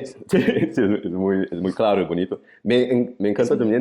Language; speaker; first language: Spanish; non-native, fluent; Portuguese